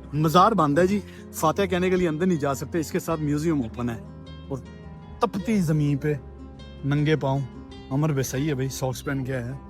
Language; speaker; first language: Urdu; native; Urdu